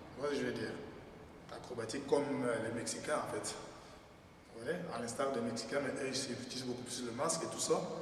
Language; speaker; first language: French; non-native, local second language; Lingala